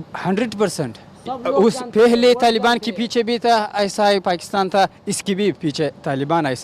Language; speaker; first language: Hindi; non-native, learner; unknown